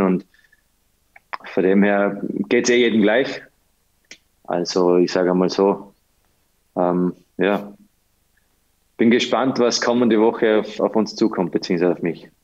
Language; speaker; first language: German; native; German